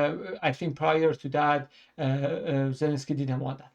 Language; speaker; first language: English; non-native, fluent; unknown